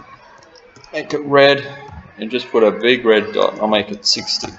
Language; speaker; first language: English; native; English